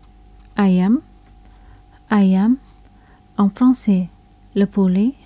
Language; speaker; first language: French; non-native, local second language; Indonesian